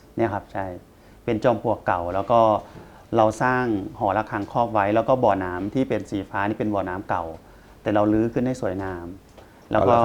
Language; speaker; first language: Thai; native; Thai